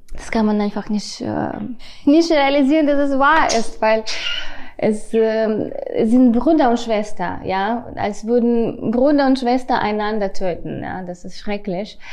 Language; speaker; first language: German; non-native, fluent; Russian